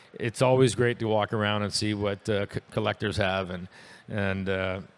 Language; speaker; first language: English; native; English